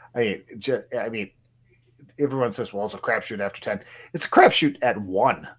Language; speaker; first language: English; native; English